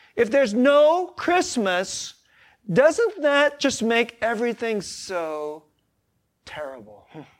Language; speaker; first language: English; early bilingual, other home language; Korean